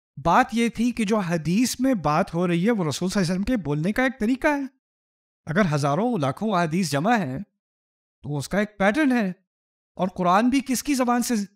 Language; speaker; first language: Urdu; native; Urdu